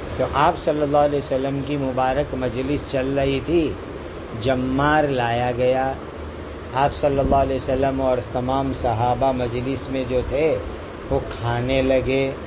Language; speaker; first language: Urdu; non-native, local second language; Gujarati